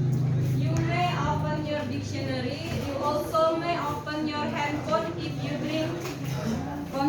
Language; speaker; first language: English; non-native, learner; Indonesian